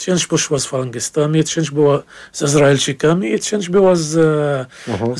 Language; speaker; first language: Polish; non-native, learner; Arabic